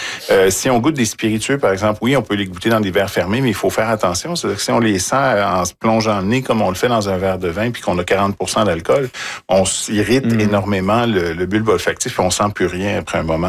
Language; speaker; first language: French; native; French